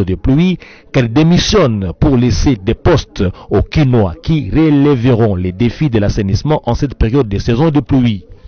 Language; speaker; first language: French; native; French